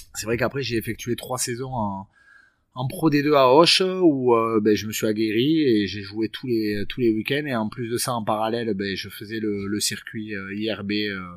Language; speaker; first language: French; native; French